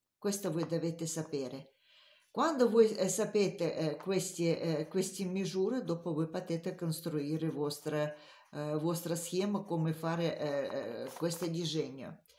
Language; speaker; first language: Italian; non-native, learner; Romanian